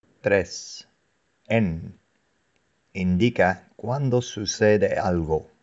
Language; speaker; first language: Spanish; non-native, fluent; Dutch